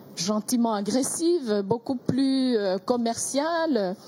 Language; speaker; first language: French; non-native, local second language; Kinyarwanda